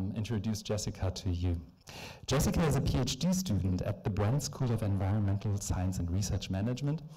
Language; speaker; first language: English; non-native, fluent; German